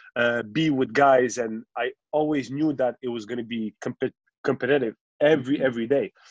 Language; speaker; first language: English; non-native, local second language; French